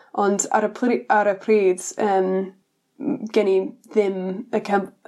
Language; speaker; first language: Welsh; non-native, learner; English